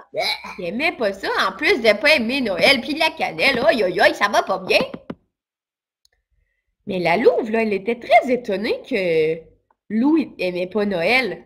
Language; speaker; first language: French; native; French